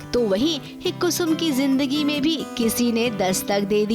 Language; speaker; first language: Hindi; native; Hindi